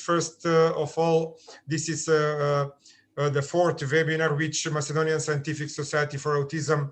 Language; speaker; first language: English; non-native, fluent; Macedonian